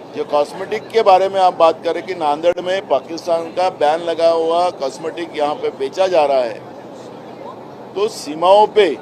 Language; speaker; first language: Hindi; non-native, local second language; Marathi